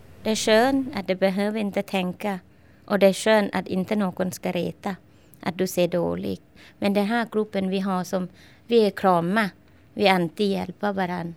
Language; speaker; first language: Swedish; non-native, learner; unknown